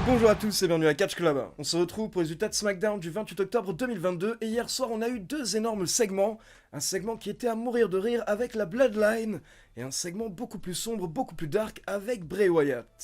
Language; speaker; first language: French; native; French